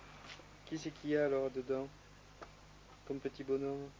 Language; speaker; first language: French; native; French